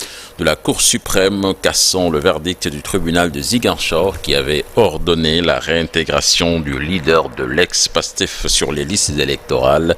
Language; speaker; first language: French; non-native, local second language; Wolof